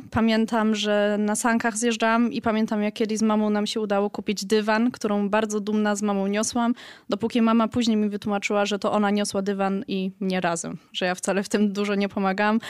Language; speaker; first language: Polish; early bilingual, heritage; Polish